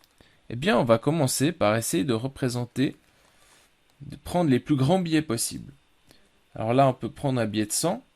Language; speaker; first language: French; native; French